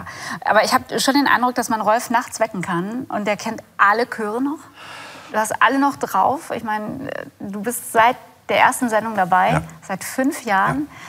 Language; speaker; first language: German; native; German